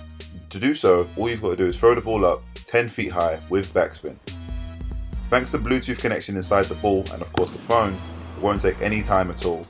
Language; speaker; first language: English; native; English